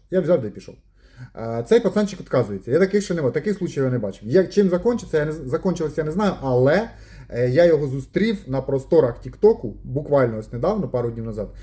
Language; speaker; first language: Ukrainian; non-native, local second language; Russian